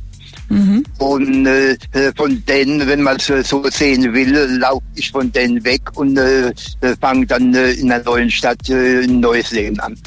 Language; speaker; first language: German; native; German